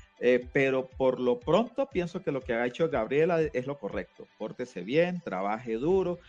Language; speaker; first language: Spanish; native; Spanish